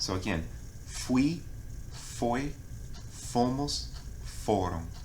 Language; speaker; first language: Portuguese; non-native, fluent; English